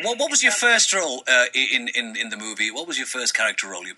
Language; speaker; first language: English; native; English